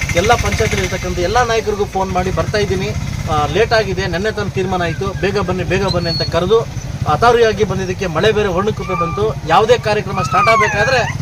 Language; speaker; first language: Kannada; native; Kannada